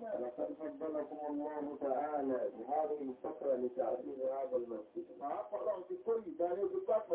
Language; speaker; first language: Arabic; non-native, fluent; Yoruba